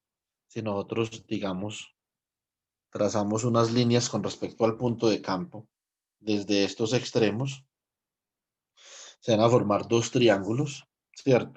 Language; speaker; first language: Spanish; native; Spanish